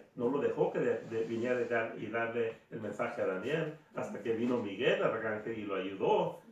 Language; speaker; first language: Spanish; early bilingual, heritage; Spanish